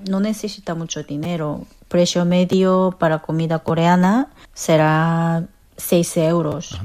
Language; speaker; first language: Spanish; non-native, fluent; Korean